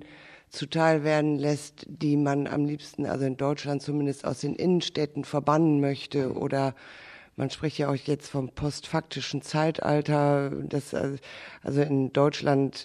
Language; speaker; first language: German; native; German